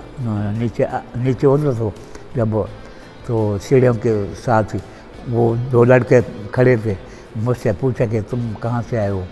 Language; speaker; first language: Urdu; non-native, local second language; Pashto